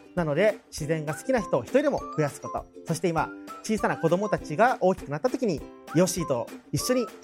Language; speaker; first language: Japanese; native; Japanese